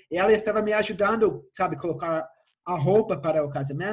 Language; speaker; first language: Portuguese; non-native, fluent; English